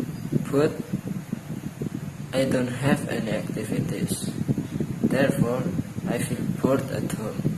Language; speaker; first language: English; non-native, learner; Indonesian